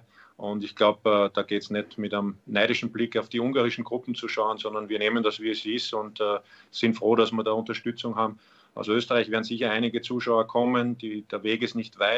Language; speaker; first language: German; native; German